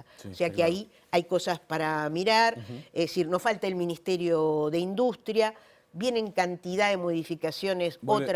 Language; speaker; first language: Spanish; native; Spanish